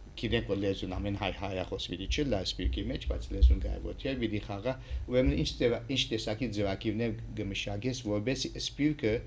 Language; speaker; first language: Armenian; early bilingual, heritage; Armenian